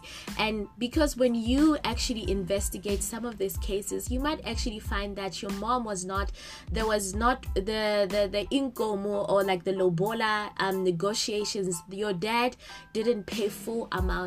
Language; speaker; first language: English; non-native, local second language; Southern Sotho